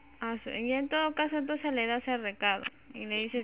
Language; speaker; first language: Spanish; native; Spanish